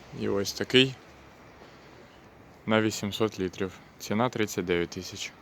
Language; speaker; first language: Ukrainian; native; Ukrainian